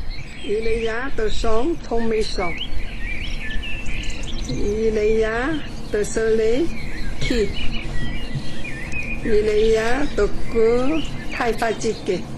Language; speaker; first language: French; non-native, learner; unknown